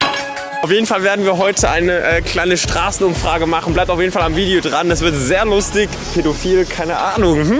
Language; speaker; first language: German; native; German